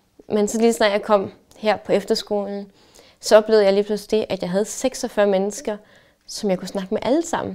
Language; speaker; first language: Danish; early bilingual, heritage; Danish